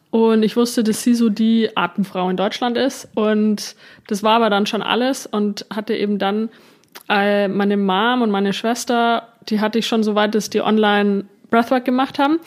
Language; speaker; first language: German; native; German